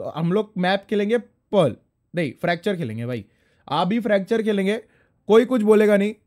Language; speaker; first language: Hindi; non-native, local second language; Marathi